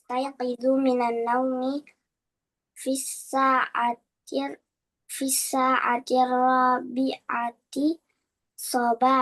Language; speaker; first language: Arabic; non-native, learner; Indonesian